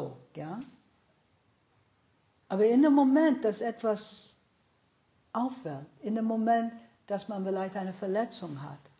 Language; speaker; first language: German; non-native, fluent; English